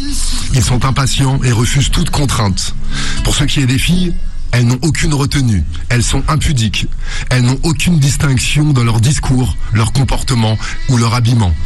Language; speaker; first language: French; native; French